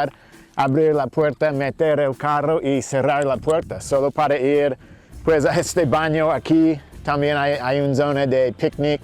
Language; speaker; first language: Spanish; non-native, fluent; English